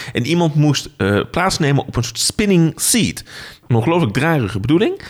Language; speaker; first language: Dutch; native; Dutch